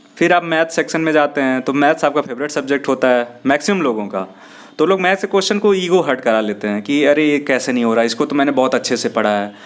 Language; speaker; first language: Hindi; native; Hindi